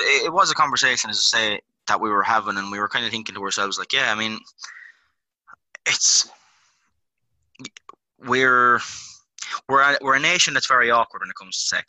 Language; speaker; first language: English; native; English